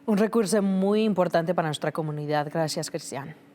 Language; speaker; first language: Spanish; native; Spanish